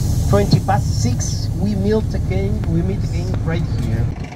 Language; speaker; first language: English; non-native, learner; Spanish